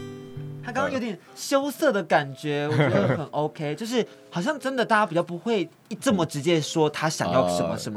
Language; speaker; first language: Chinese; native; Chinese